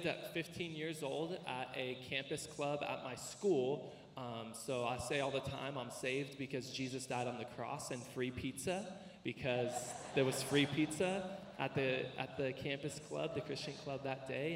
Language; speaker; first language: English; native; English